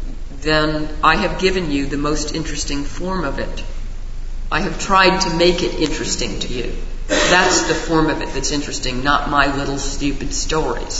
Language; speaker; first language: English; native; English